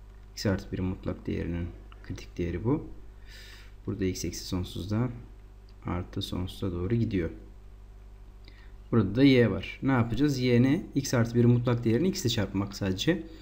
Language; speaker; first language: Turkish; native; Turkish